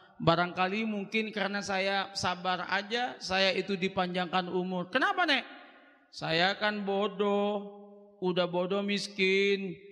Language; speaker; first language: Indonesian; non-native, local second language; Madurese